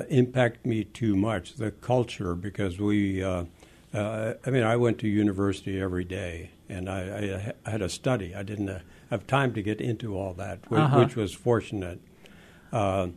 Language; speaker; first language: English; early bilingual, other home language; Western Frisian